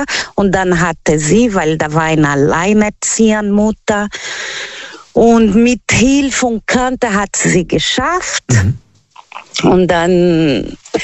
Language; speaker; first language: German; non-native, learner; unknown